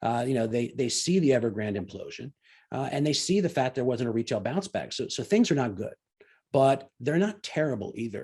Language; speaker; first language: English; native; English